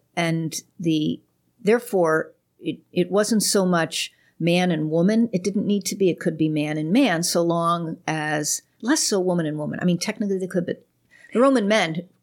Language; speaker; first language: English; native; English